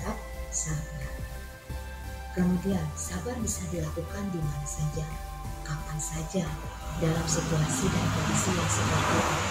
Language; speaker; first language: Indonesian; native; Indonesian